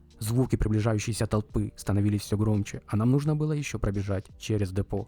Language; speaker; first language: Russian; native; Russian